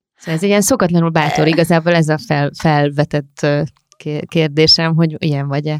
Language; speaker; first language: Hungarian; native; Hungarian